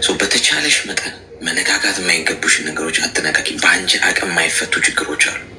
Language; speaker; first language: Amharic; native; Amharic